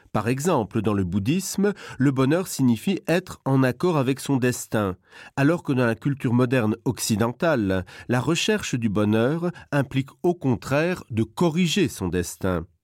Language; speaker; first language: French; non-native, local second language; Luxembourgish